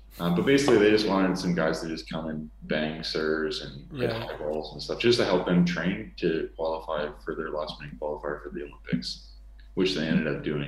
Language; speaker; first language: English; native; English